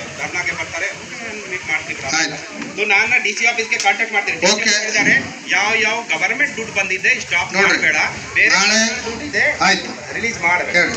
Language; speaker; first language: Kannada; non-native, learner; Hindi